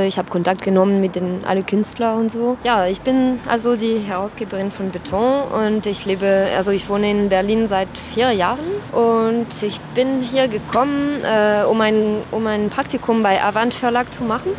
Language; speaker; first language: German; non-native, fluent; French